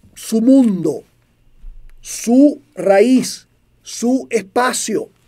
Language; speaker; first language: Spanish; native; Spanish